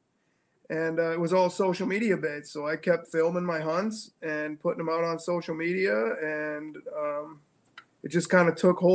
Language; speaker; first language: English; native; English